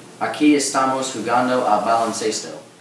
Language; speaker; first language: Spanish; non-native, learner; English